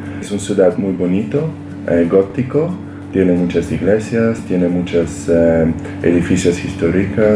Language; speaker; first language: Spanish; non-native, learner; Polish